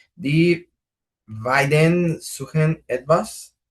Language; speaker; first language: German; non-native, learner; Spanish